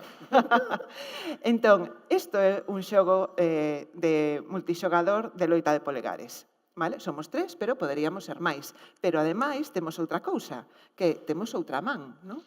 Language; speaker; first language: Galician; native; Galician